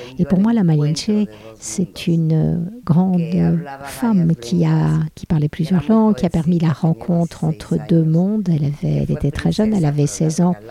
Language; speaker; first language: French; non-native, fluent; Spanish